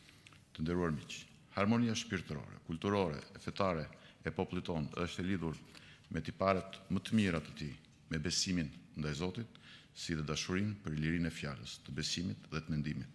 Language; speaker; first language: Albanian; native; Albanian